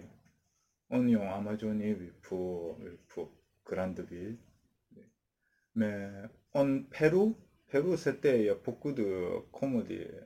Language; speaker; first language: French; non-native, learner; Korean